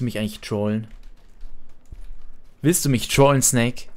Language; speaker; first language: German; native; German